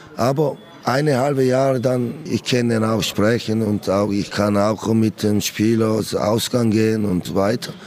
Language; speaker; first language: German; non-native, learner; Korean